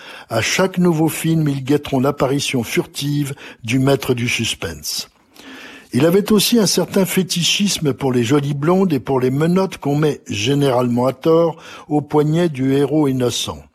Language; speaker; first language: French; native; French